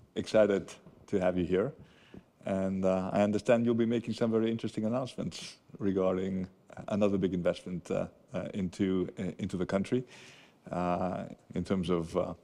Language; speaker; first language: English; non-native, fluent; Greek